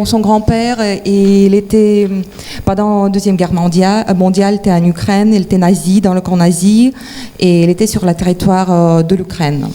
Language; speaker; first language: French; non-native, fluent; Ukrainian